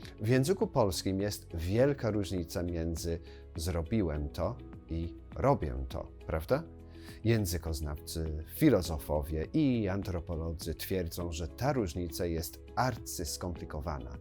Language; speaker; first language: Polish; non-native, fluent; English